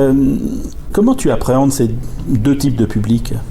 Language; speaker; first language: French; native; French